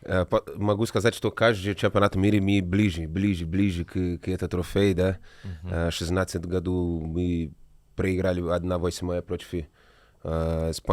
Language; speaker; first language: Russian; non-native, learner; Portuguese